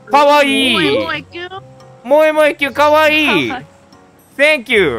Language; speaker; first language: Japanese; native; Japanese